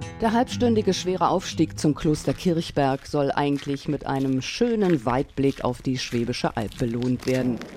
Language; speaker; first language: German; native; German